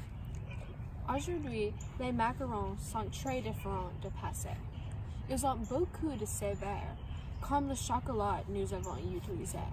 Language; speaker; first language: French; non-native, learner; English